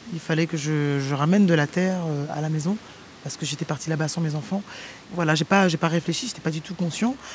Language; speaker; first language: French; native; French